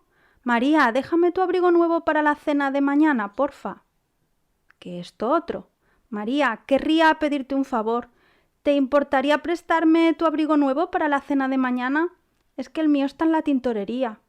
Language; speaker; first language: Spanish; native; Spanish